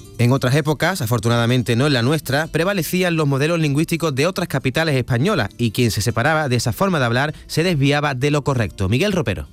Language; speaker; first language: Spanish; native; Spanish